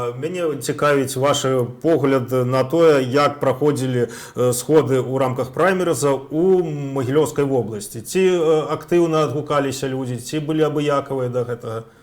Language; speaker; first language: Belarusian; native; Belarusian